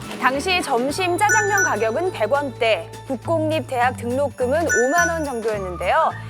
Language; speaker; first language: Korean; native; Korean